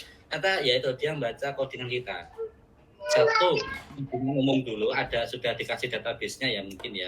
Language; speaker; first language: Indonesian; native; Indonesian